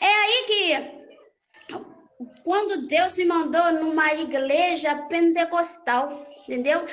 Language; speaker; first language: Portuguese; non-native, learner; Haitian Creole